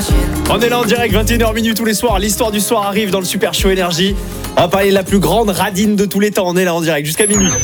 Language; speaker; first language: French; native; French